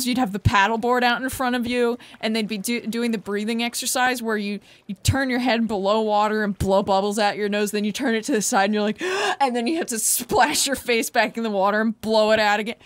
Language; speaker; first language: English; native; English